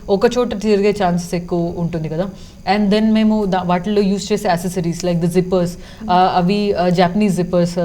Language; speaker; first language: Telugu; early bilingual, heritage; Telugu